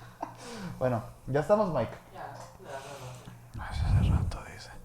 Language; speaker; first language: Spanish; native; Spanish